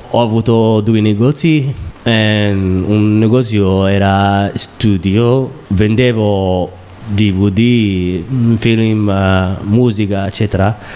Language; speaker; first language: Italian; non-native, learner; Somali